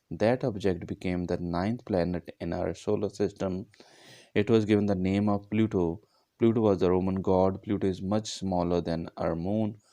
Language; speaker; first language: English; non-native, local second language; Punjabi